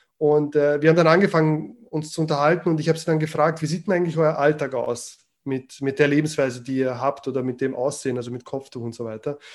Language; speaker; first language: German; early bilingual, other home language; Croatian